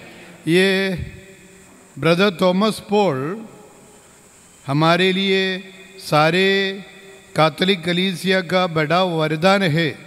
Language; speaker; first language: Hindi; non-native, local second language; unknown